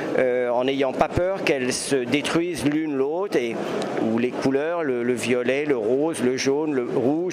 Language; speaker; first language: French; native; French